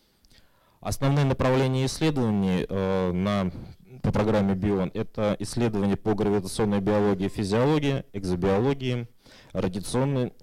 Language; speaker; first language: Russian; native; Russian